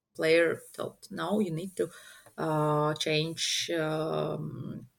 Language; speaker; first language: English; non-native, learner; Latvian